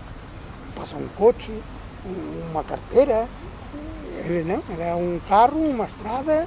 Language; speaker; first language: Portuguese; non-native, local second language; Spanish